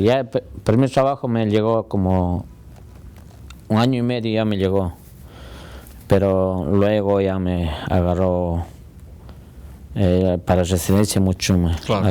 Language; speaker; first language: Spanish; non-native, local second language; Quechua